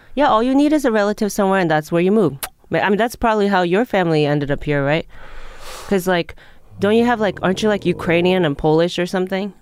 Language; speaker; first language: English; early bilingual, other home language; Japanese